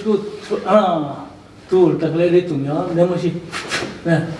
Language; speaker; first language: Czech; non-native, learner; Korean